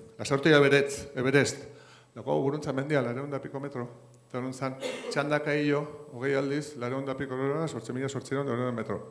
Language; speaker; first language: Basque; non-native, local second language; Spanish